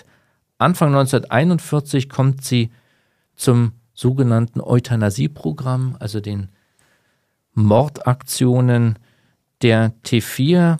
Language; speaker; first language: German; native; German